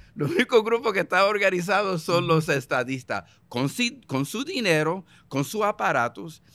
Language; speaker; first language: Spanish; early bilingual, heritage; Spanish